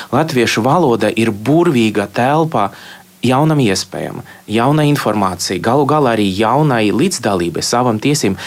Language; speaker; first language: Latvian; non-native, local second language; Russian